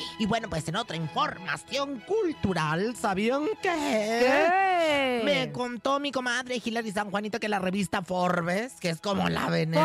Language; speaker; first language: Spanish; native; Spanish